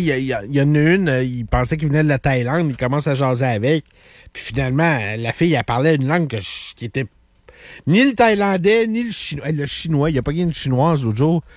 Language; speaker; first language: French; native; French